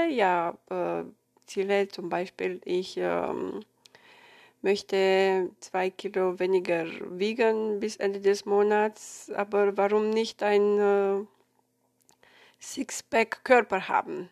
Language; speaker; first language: German; non-native, fluent; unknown